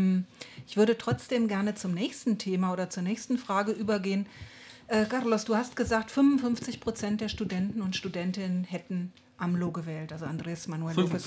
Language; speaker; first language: German; native; German